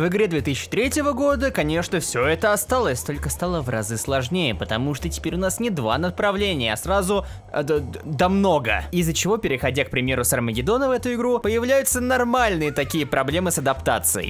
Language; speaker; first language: Russian; native; Russian